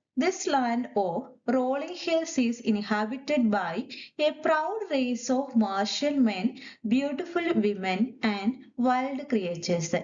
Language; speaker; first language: English; non-native, local second language; Malayalam